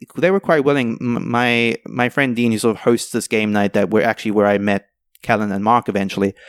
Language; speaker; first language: English; native; English